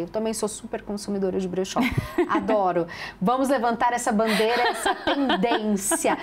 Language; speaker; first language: Portuguese; native; Portuguese